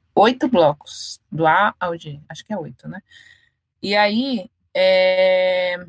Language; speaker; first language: Portuguese; native; Portuguese